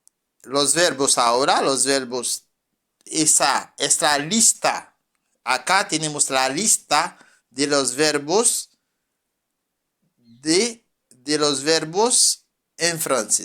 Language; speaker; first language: Spanish; non-native, fluent; French